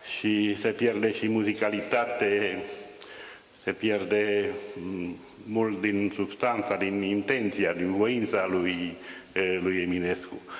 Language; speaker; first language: Romanian; native; Romanian